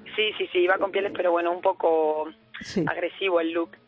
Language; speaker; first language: Spanish; native; Spanish